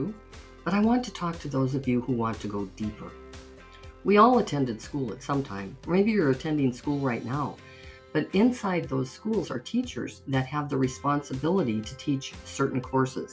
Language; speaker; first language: English; native; English